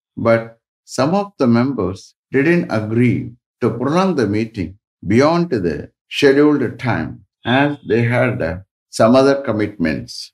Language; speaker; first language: English; non-native, local second language; Tamil